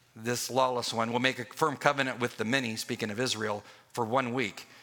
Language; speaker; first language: English; native; English